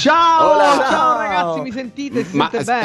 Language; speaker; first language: Italian; native; Italian